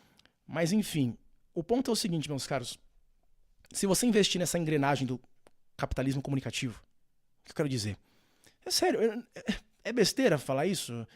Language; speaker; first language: Portuguese; native; Portuguese